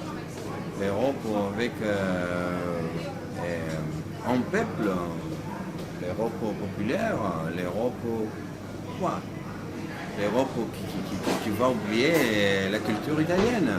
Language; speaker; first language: French; non-native, fluent; Greek